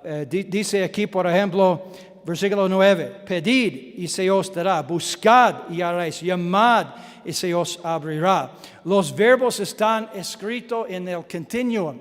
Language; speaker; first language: Spanish; non-native, learner; English